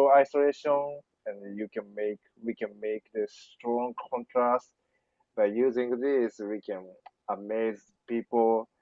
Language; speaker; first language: English; non-native, learner; Japanese